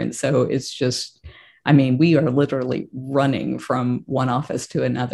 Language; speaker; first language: English; native; English